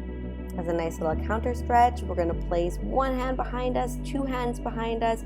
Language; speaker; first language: English; native; English